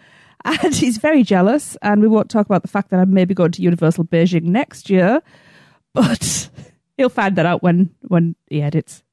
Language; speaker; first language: English; native; English